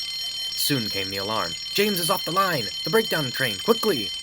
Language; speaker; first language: English; native; English